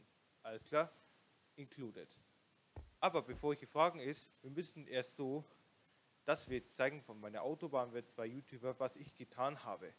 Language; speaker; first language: German; non-native, local second language; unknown